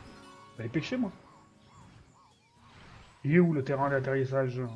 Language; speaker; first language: French; native; French